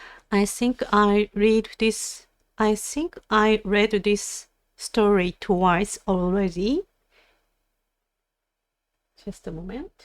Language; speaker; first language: English; non-native, learner; Japanese